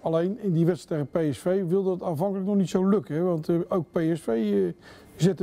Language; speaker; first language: Dutch; native; Dutch